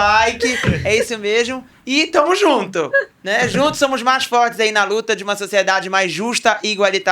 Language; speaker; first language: Portuguese; native; Portuguese